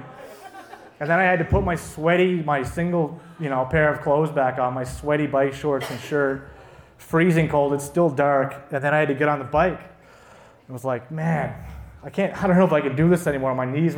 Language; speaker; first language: English; native; English